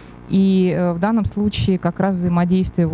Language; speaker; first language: Russian; native; Russian